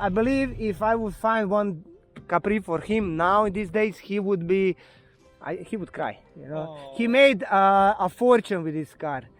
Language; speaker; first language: English; non-native, fluent; Slovenian